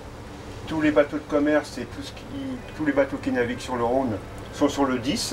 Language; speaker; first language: French; native; French